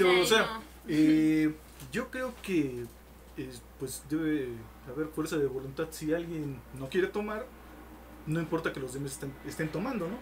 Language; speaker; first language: Spanish; native; Spanish